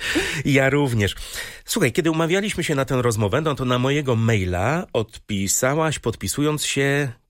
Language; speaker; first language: Polish; native; Polish